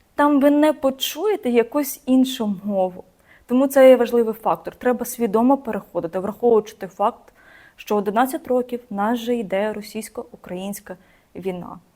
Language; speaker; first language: Ukrainian; non-native, local second language; Russian